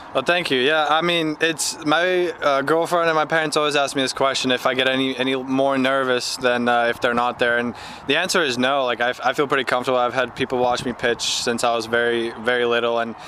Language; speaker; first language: English; early bilingual, other home language; Slovak